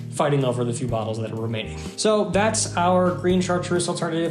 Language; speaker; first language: English; native; English